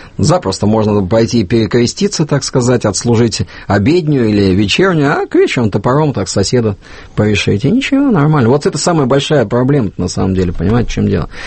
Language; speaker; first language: Russian; native; Russian